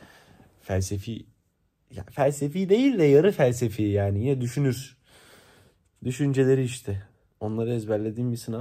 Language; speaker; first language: Turkish; native; Turkish